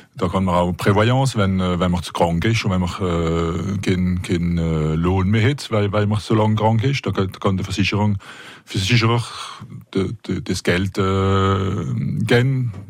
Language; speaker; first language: German; non-native, local second language; French